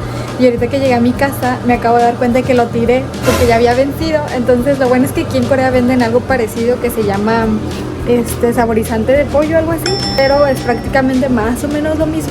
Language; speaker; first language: Spanish; native; Spanish